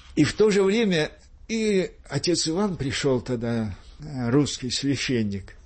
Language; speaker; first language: Russian; native; Russian